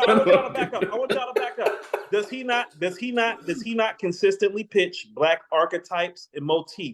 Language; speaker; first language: English; native; English